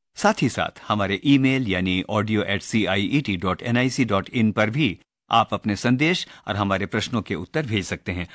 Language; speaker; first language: Hindi; native; Hindi